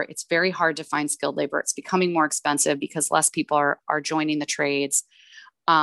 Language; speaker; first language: English; native; English